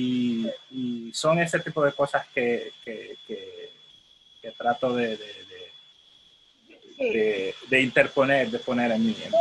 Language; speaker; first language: Spanish; non-native, fluent; Haitian Creole